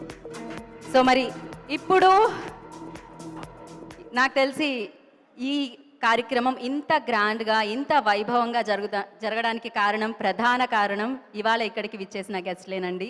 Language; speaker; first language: Telugu; native; Telugu